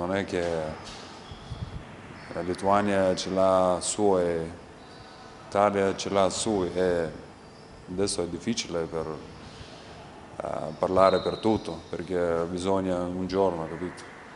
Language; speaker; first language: Italian; non-native, learner; Lithuanian